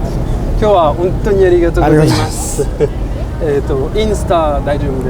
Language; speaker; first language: Japanese; non-native, learner; French